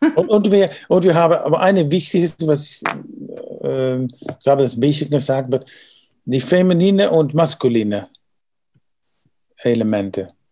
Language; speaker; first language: German; non-native, learner; Dutch